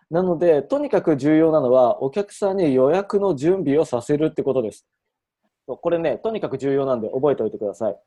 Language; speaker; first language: Japanese; native; Japanese